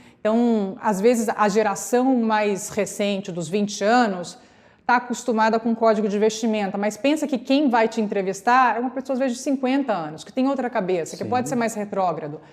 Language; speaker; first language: Portuguese; native; Portuguese